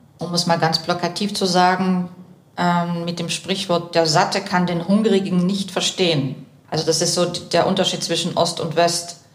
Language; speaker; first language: German; early bilingual, other home language; Russian